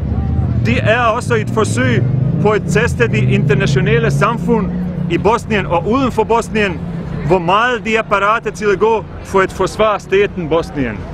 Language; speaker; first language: Danish; non-native, fluent; Bosnian